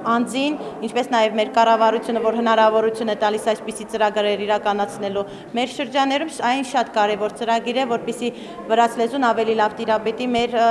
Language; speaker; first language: Armenian; native; Armenian